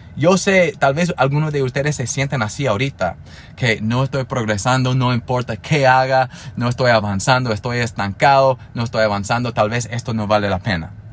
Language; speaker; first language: Spanish; non-native, fluent; English